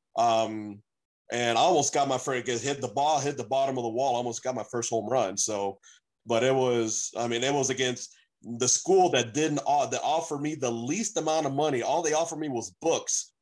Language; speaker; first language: English; native; English